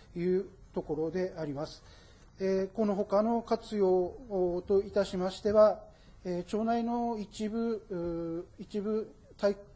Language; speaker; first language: Japanese; native; Japanese